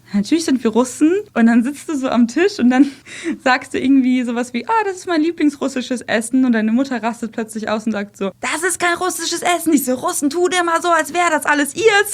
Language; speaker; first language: German; early bilingual, other home language; Russian